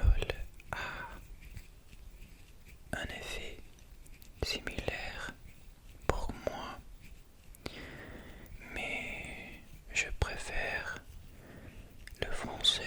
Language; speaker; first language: French; non-native, fluent; English